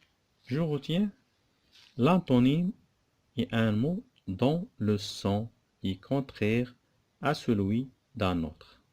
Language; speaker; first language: French; non-native, local second language; Arabic